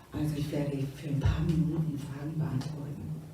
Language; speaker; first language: German; native; German